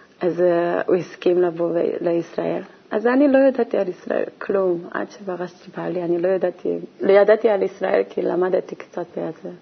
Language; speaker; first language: Hebrew; non-native, learner; Korean